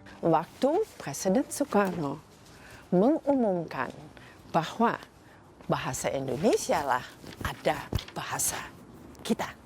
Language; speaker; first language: Indonesian; non-native, local second language; Dutch